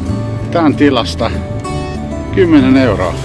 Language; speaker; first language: Finnish; non-native, local second language; Swedish